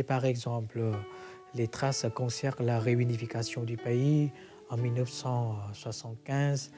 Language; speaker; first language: French; non-native, fluent; Vietnamese